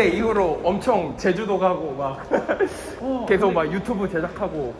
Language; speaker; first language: Korean; non-native, fluent; Russian